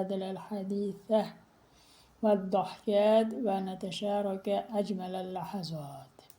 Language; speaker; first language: Arabic; non-native, fluent; Uzbek